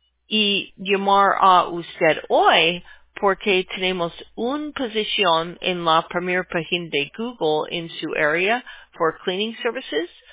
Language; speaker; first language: Spanish; non-native, learner; English